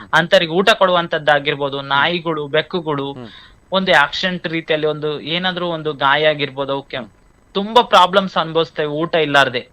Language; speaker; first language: Kannada; native; Kannada